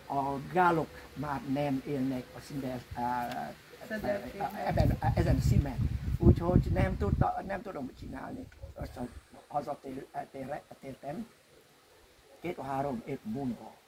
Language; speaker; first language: Hungarian; non-native, learner; Vietnamese